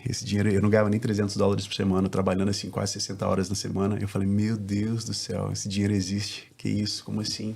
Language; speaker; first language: Portuguese; native; Portuguese